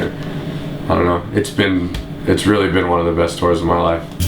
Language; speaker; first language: English; native; English